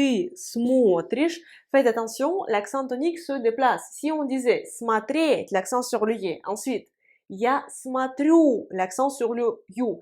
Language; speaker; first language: French; non-native, fluent; Russian